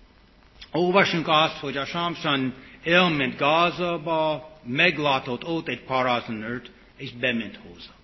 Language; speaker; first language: Hungarian; early bilingual, heritage; English